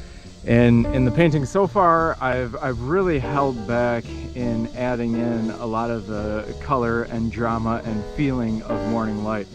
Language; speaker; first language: English; native; English